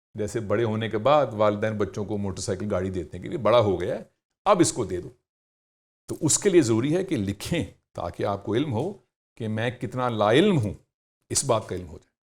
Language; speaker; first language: Urdu; native; Urdu